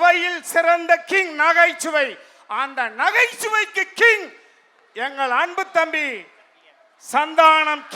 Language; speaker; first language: Tamil; native; Tamil